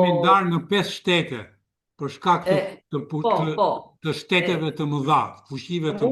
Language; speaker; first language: Albanian; native; Albanian